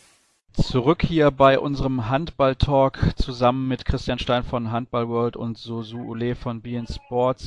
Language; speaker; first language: German; native; German